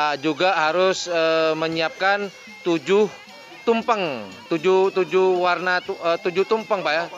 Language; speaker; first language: Indonesian; non-native, local second language; Madurese